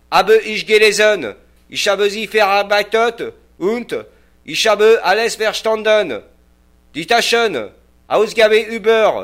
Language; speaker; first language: German; non-native, learner; French